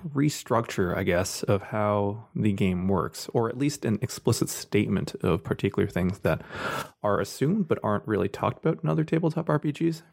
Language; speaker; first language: English; native; English